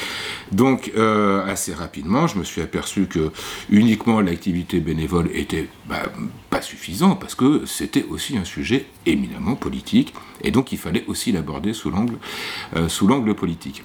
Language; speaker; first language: French; native; French